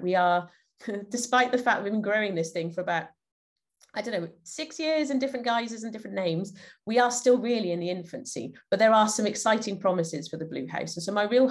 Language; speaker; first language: English; native; English